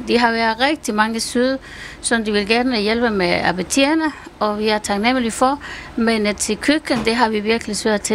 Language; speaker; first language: Danish; non-native, fluent; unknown